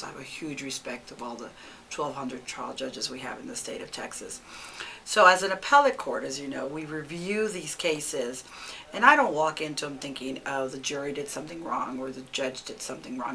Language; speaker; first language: English; early bilingual, other home language; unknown